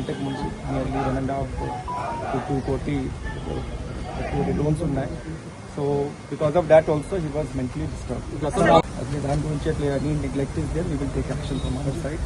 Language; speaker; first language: Telugu; non-native, learner; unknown